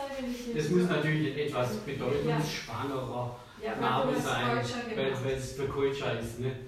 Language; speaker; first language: German; native; German